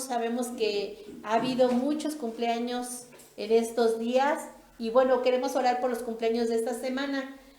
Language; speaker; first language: Spanish; native; Spanish